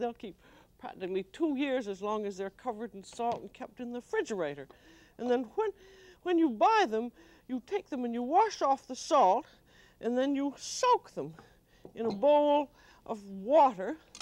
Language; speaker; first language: English; native; English